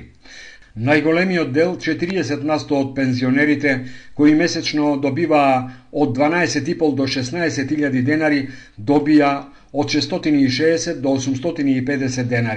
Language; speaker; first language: Macedonian; native; Macedonian